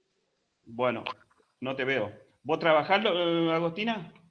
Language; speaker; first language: Spanish; native; Spanish